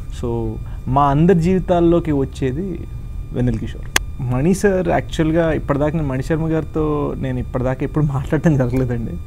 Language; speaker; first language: Telugu; early bilingual, heritage; Telugu